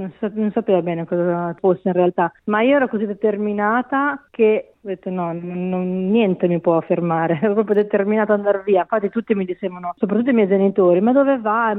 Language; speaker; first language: Italian; native; Italian